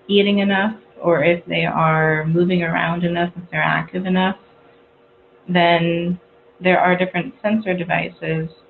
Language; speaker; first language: English; native; English